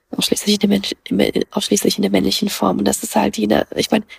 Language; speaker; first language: German; early bilingual, other home language; Russian